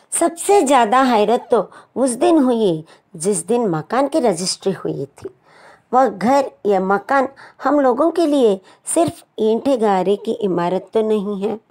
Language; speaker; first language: Hindi; non-native, local second language; Telugu